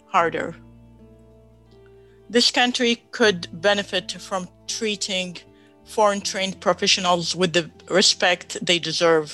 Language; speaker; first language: English; non-native, fluent; Arabic